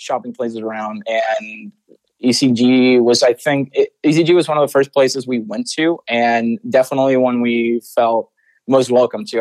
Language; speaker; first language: English; non-native, fluent; Spanish